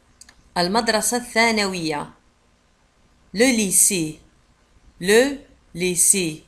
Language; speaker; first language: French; non-native, local second language; Arabic